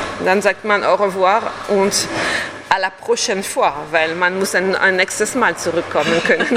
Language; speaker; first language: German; non-native, fluent; French